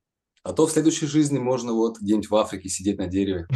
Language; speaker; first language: Russian; native; Russian